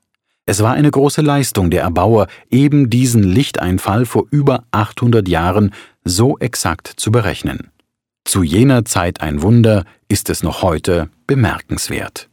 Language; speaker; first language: German; native; German